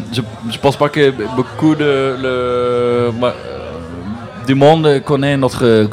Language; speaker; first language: French; non-native, local second language; Dutch